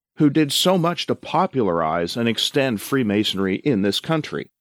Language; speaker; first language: English; native; English